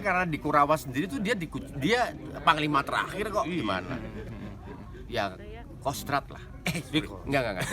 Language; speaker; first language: Indonesian; native; Indonesian